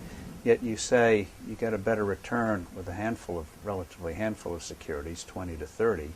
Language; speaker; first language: English; native; English